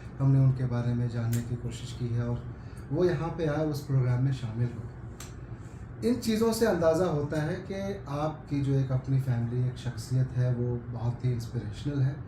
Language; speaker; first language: Urdu; native; Urdu